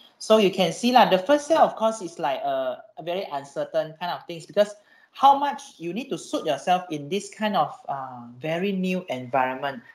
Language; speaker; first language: English; non-native, local second language; Chinese